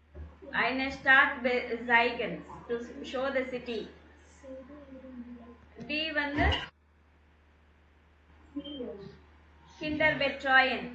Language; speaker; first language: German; non-native, learner; Tamil